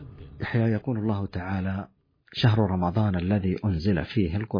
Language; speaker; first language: Arabic; native; Arabic